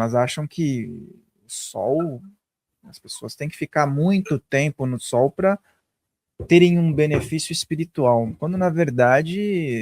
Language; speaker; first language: Portuguese; native; Portuguese